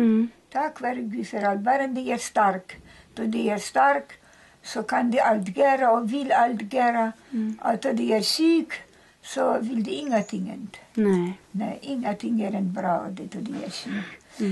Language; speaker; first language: Swedish; early bilingual, heritage; Swedish